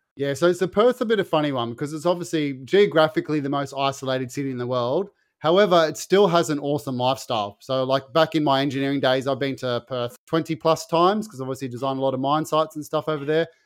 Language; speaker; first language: English; native; English